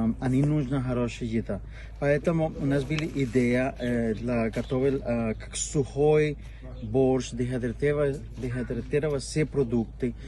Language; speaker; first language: Russian; non-native, learner; Spanish